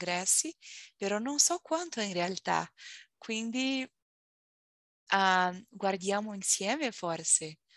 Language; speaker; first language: Italian; non-native, learner; Portuguese